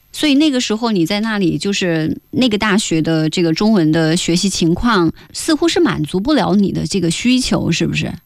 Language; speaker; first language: Chinese; native; Chinese